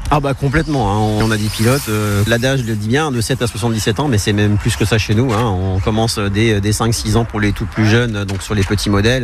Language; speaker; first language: French; native; French